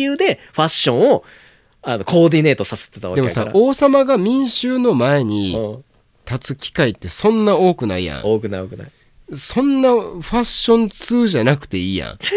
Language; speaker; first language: Japanese; native; Japanese